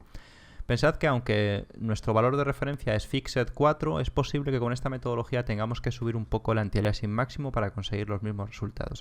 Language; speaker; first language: Spanish; native; Spanish